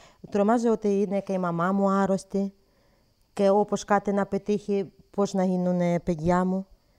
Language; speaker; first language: Greek; non-native, learner; Ukrainian